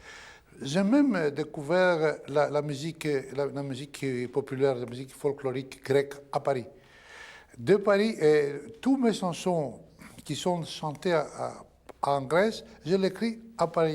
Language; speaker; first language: French; non-native, fluent; Greek